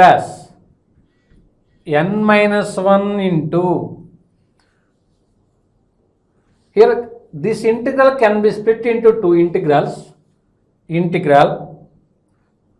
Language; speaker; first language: English; non-native, local second language; Telugu